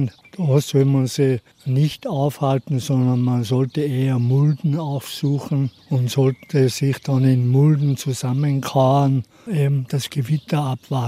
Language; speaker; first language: German; native; German